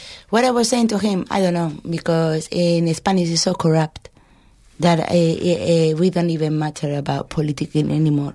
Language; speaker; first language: English; non-native, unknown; Spanish